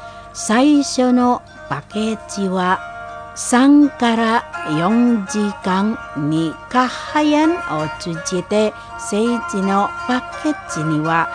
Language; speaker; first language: Japanese; non-native, fluent; Indonesian